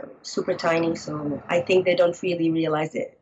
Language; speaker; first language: English; non-native, fluent; Portuguese